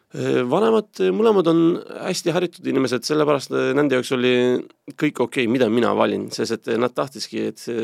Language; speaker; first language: Estonian; non-native, fluent; Turkish